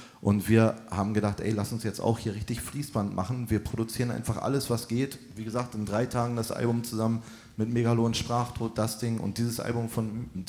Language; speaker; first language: German; native; German